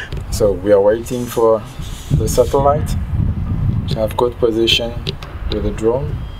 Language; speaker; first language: English; non-native, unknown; French